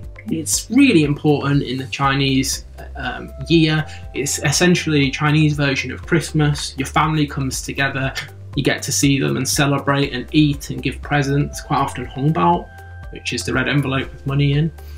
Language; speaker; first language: English; native; English